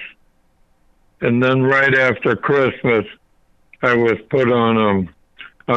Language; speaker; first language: English; native; English